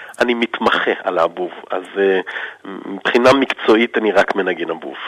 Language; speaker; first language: Hebrew; early bilingual, heritage; Hebrew